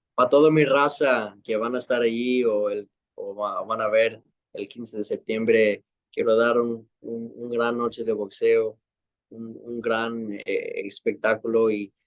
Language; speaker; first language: Spanish; early bilingual, other home language; English